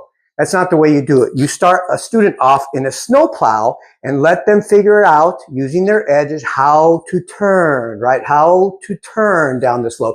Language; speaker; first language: English; native; English